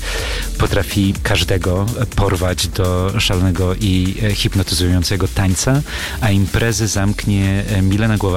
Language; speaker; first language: Polish; native; Polish